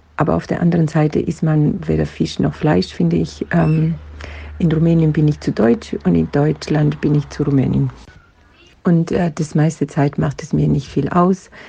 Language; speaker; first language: German; non-native, fluent; Romanian